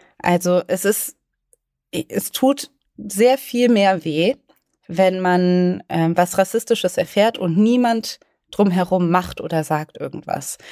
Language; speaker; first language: German; native; German